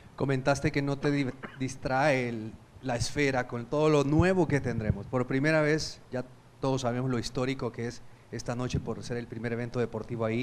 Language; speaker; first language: Spanish; native; Spanish